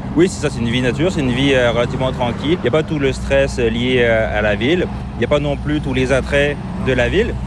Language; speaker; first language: French; native; French